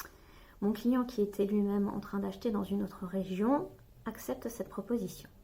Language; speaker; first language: French; native; French